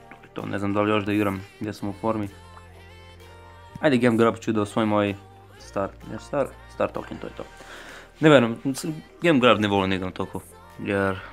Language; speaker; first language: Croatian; early bilingual, heritage; Croatian